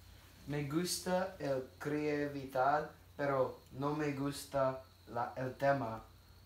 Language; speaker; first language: Spanish; non-native, learner; English